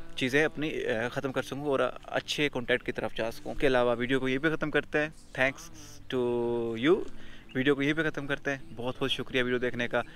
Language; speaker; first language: Urdu; non-native, local second language; Saraiki